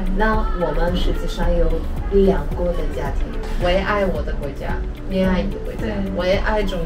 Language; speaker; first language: Chinese; non-native, fluent; Armenian